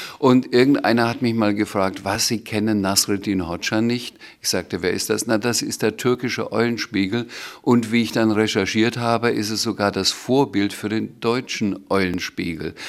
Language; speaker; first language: German; native; German